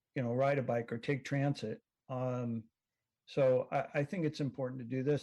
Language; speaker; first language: English; native; English